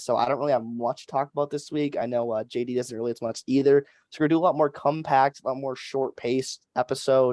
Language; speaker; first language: English; native; English